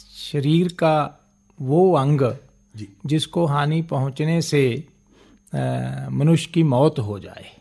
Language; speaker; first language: Hindi; non-native, local second language; Punjabi